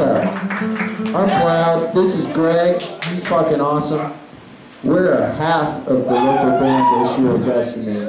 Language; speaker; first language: English; native; English